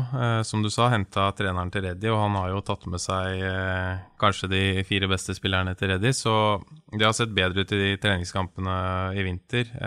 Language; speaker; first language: Norwegian; native; Norwegian